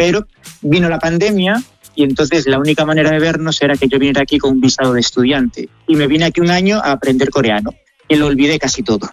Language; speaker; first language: Spanish; native; Spanish